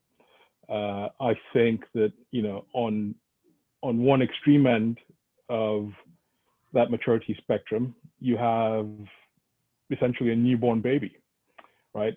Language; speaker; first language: English; non-native, local second language; Yoruba